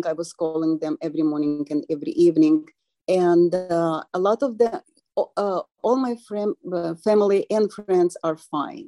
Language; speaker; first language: English; non-native, fluent; Ukrainian